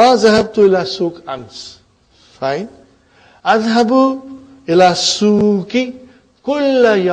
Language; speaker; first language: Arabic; non-native, fluent; Urdu